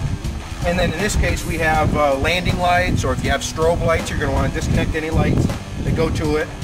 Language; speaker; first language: English; native; English